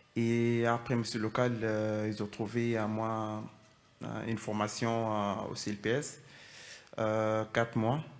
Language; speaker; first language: French; non-native, fluent; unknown